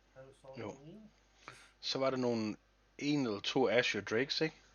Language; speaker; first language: Danish; native; Danish